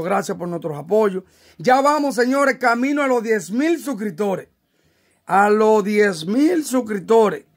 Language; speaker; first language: Spanish; native; Spanish